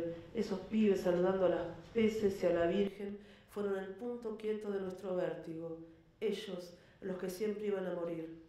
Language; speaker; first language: Spanish; native; Spanish